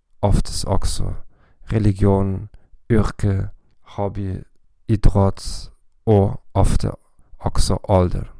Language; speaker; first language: Swedish; non-native, learner; German